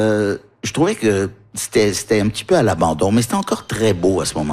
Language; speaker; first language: French; early bilingual, other home language; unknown